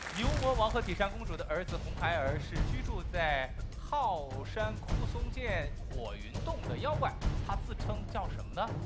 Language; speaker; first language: Chinese; native; Chinese